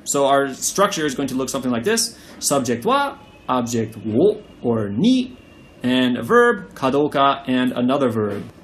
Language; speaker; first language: English; native; English